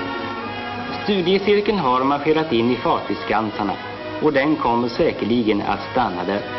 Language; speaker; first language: Swedish; native; Swedish